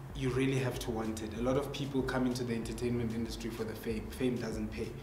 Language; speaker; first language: English; non-native, local second language; Tsonga